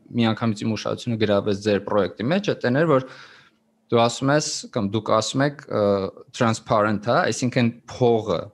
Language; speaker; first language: Armenian; native; Armenian